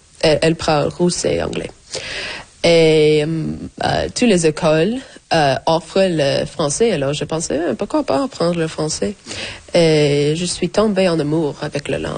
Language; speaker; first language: French; non-native, learner; English